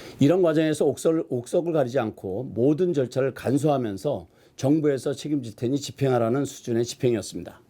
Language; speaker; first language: Korean; native; Korean